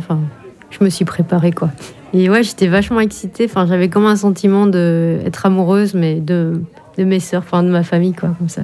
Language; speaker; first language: French; native; French